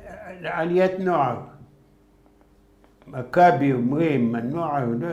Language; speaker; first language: Hebrew; non-native, fluent; Arabic